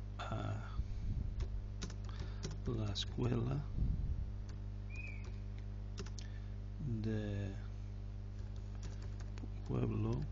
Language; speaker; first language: Spanish; non-native, fluent; English